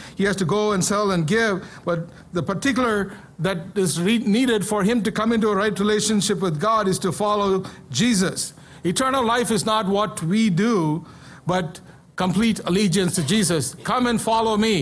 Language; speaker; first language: English; non-native, local second language; Malayalam